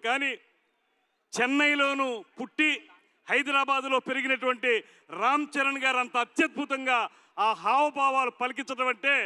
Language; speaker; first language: Telugu; native; Telugu